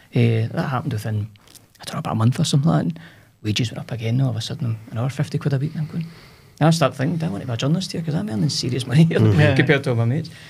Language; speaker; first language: English; native; English